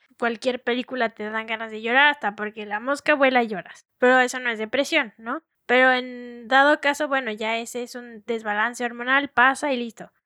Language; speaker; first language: Spanish; native; Spanish